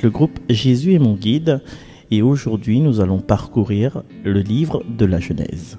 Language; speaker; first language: French; non-native, local second language; Malagasy